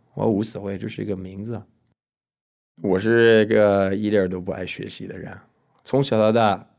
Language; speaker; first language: Chinese; non-native, fluent; English